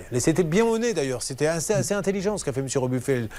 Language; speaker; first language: French; native; French